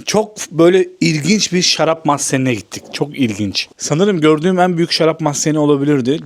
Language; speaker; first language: Turkish; native; Turkish